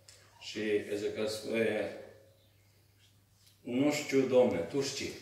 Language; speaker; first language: Romanian; non-native, learner; Serbian